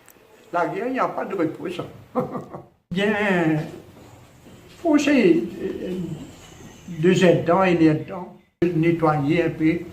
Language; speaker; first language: French; non-native, local second language; Morisyen